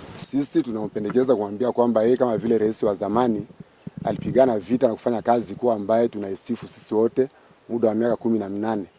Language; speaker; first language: Swahili; native; Swahili